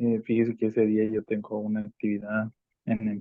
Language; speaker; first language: Spanish; native; Spanish